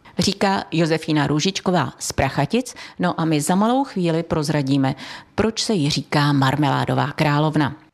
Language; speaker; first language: Czech; native; Czech